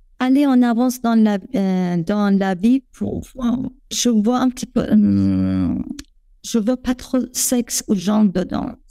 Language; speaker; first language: French; non-native, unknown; Persian